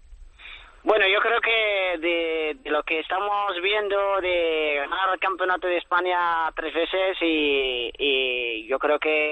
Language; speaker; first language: Spanish; early bilingual, other home language; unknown